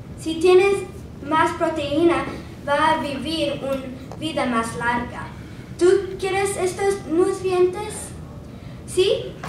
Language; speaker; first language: Spanish; non-native, learner; English